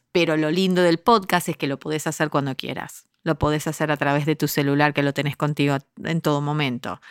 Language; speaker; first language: Spanish; early bilingual, heritage; Spanish